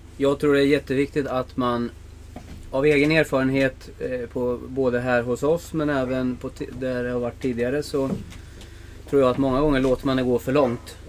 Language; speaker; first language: Swedish; native; Swedish